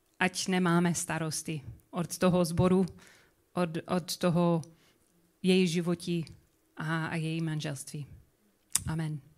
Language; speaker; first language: Czech; non-native, learner; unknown